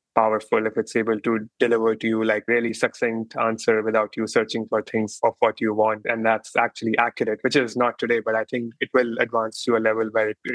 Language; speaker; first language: English; non-native, local second language; Hindi